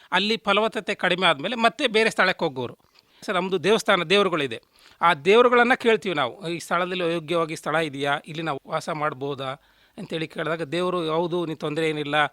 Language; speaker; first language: Kannada; native; Kannada